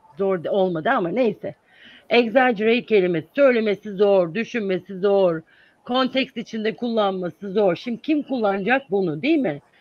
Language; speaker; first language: Turkish; native; Turkish